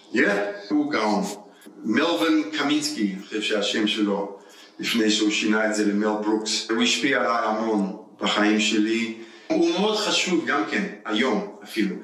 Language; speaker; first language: Hebrew; early bilingual, heritage; Hebrew